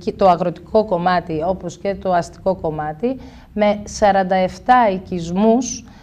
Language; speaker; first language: Greek; native; Greek